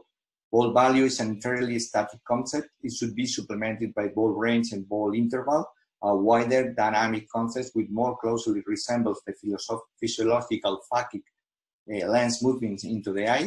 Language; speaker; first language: English; non-native, fluent; Spanish